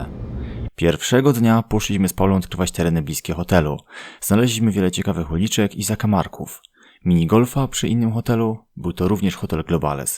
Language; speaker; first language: Polish; native; Polish